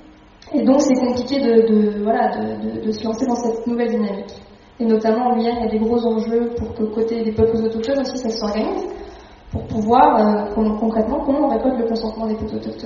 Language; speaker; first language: French; native; French